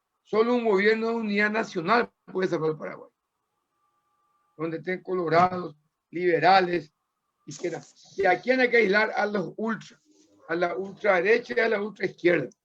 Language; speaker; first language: Spanish; native; Spanish